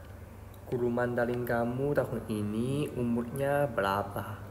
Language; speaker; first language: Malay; non-native, fluent; Chinese